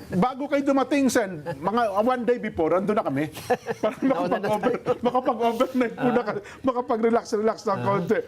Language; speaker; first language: Filipino; native; Filipino